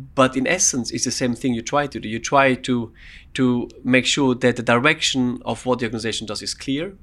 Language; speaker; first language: English; non-native, fluent; German